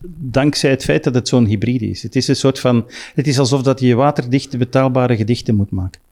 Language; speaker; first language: Dutch; native; Dutch